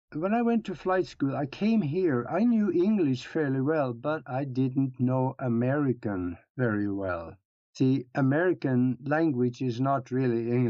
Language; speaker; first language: English; non-native, fluent; Norwegian